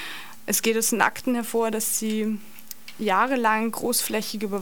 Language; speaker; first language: German; native; German